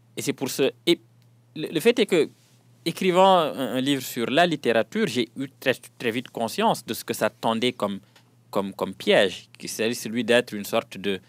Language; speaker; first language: French; non-native, local second language; Wolof